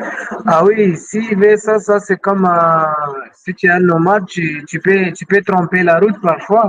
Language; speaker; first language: French; non-native, local second language; Tamasheq